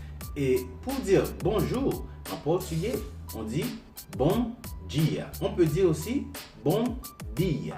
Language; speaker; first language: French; non-native, local second language; Haitian Creole